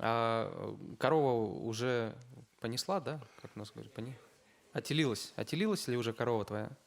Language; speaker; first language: Russian; native; Russian